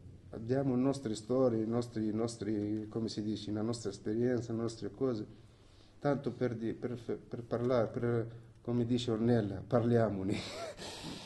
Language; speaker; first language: Italian; non-native, fluent; Arabic